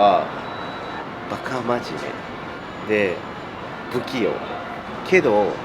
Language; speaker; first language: Japanese; native; Japanese